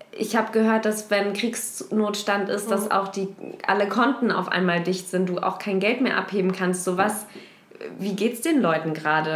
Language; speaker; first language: German; native; German